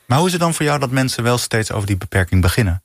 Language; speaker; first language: Dutch; native; Dutch